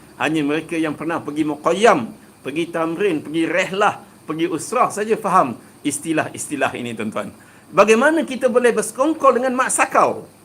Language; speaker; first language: Malay; native; Malay